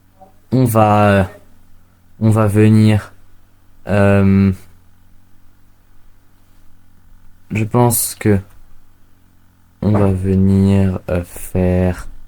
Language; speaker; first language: French; native; French